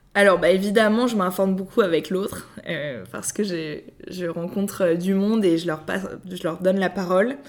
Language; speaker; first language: French; native; French